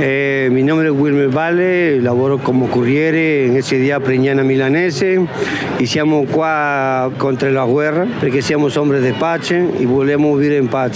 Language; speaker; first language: Italian; non-native, learner; Spanish